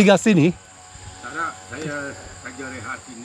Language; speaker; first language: Indonesian; non-native, learner; English